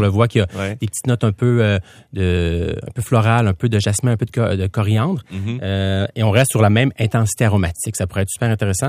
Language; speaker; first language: French; native; French